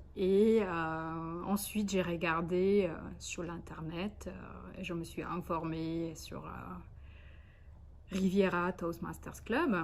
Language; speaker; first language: French; non-native, fluent; Slovenian